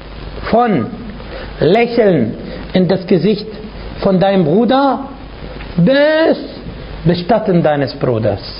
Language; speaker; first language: German; non-native, fluent; Arabic